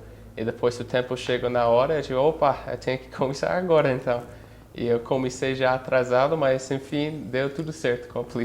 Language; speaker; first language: Portuguese; non-native, fluent; English